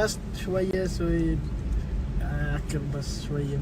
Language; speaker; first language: Arabic; non-native, learner; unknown